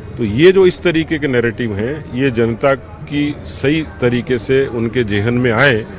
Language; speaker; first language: Hindi; native; Hindi